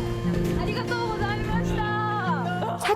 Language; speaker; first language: Japanese; early bilingual, heritage; Japanese